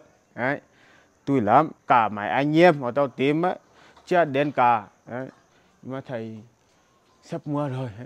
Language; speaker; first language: Vietnamese; non-native, learner; Portuguese